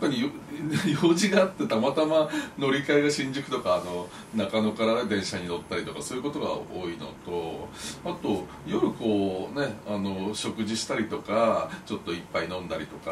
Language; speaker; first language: Japanese; native; Japanese